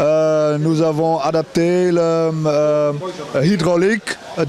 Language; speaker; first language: French; non-native, learner; Dutch